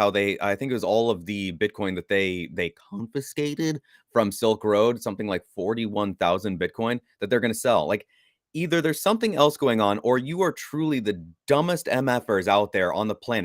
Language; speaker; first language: English; native; English